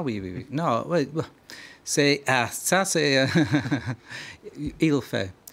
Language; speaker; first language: French; non-native, learner; English